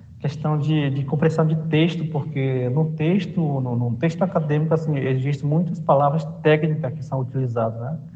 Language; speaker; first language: Portuguese; non-native, local second language; Kayapó